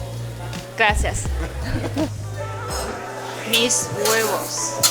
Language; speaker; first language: Spanish; non-native, learner; Chinese